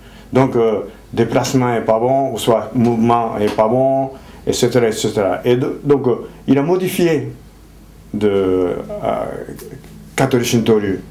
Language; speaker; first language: French; non-native, fluent; Japanese